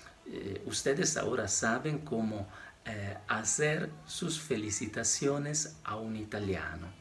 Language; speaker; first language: Spanish; non-native, fluent; Italian